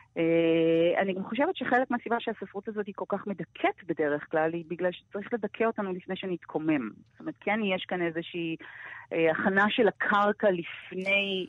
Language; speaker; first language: Hebrew; native; Hebrew